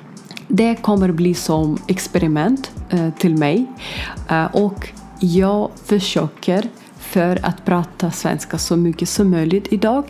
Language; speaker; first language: Swedish; non-native, learner; Ukrainian